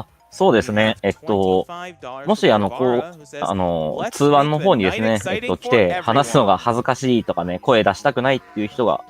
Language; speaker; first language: Japanese; native; Japanese